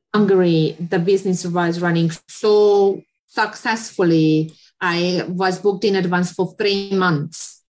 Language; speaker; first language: English; non-native, fluent; Hungarian